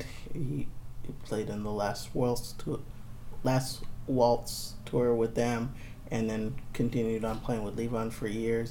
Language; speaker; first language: English; native; English